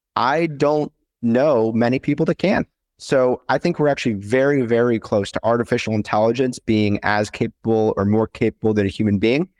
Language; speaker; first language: English; native; English